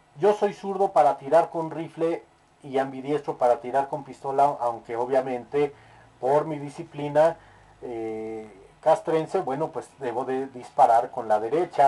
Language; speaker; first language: Spanish; native; Spanish